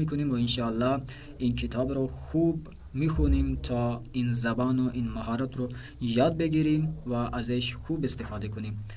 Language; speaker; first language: Persian; non-native, fluent; Urdu